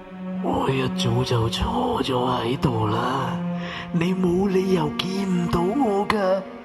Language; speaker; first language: Cantonese; native; Cantonese